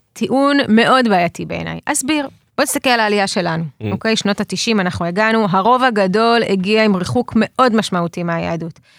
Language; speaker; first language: Hebrew; early bilingual, other home language; Russian